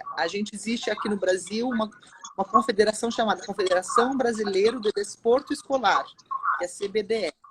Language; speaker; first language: Portuguese; native; Portuguese